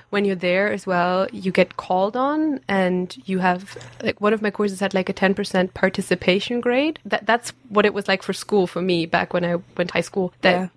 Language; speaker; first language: English; non-native, fluent; German